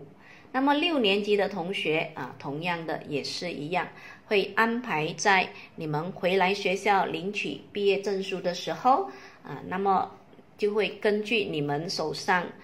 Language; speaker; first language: Chinese; native; Chinese